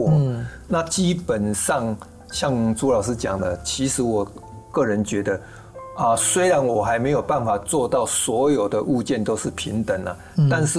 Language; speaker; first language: Chinese; native; Chinese